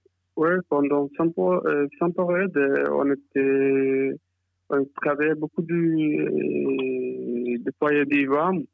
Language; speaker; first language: French; non-native, learner; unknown